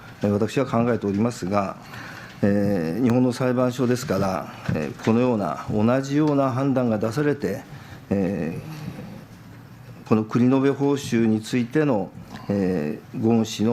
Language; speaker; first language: Japanese; native; Japanese